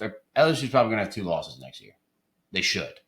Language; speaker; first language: English; native; English